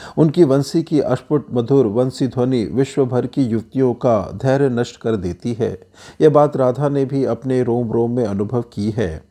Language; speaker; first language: Hindi; native; Hindi